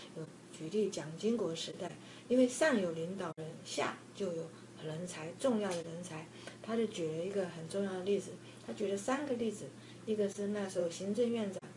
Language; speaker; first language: Chinese; native; Chinese